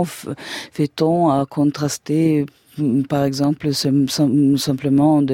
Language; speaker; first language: French; non-native, fluent; German